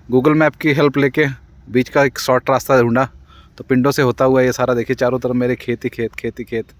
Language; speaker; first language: Hindi; non-native, local second language; Punjabi